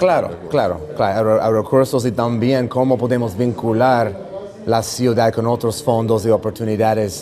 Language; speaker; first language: Spanish; non-native, fluent; English